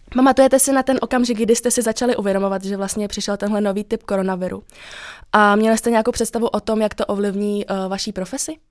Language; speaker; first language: Czech; native; Czech